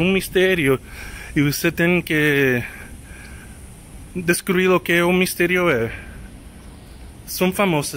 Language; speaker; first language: Portuguese; non-native, learner; English